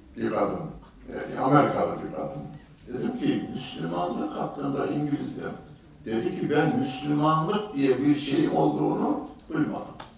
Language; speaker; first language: Turkish; native; Turkish